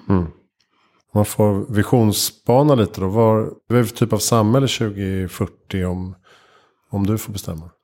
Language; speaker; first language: Swedish; native; Swedish